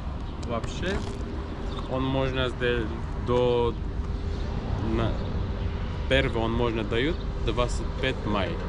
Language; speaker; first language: Russian; non-native, learner; Turkish